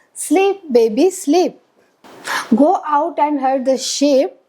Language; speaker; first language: English; non-native, local second language; Marathi